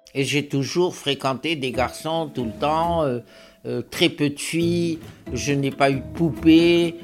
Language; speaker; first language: French; native; French